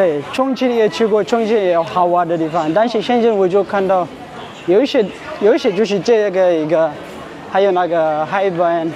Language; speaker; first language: Chinese; non-native, learner; Amharic